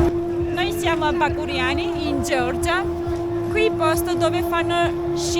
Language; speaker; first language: Italian; non-native, learner; Georgian